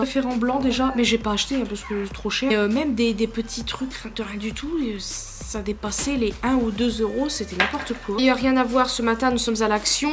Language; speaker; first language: French; native; French